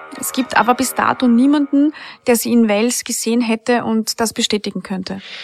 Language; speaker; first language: German; native; German